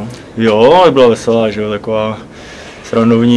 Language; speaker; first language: Czech; native; Czech